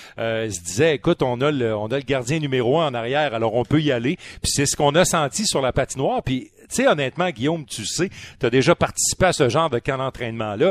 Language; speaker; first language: French; native; French